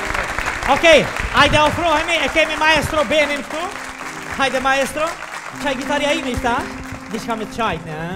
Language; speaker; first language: Albanian; native; Albanian